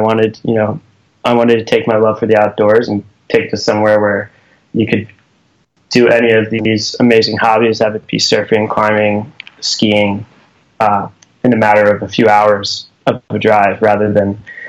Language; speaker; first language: English; native; English